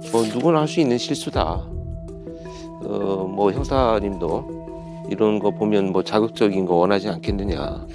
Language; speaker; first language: Korean; native; Korean